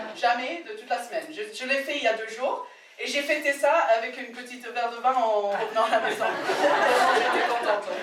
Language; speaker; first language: French; non-native, fluent; English